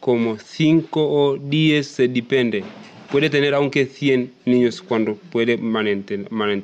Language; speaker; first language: Spanish; non-native, learner; Masai